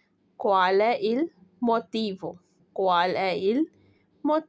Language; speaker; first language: Italian; non-native, fluent; Urdu